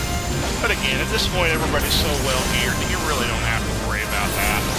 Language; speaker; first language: English; native; English